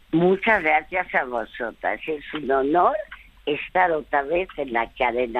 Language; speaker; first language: Spanish; early bilingual, other home language; French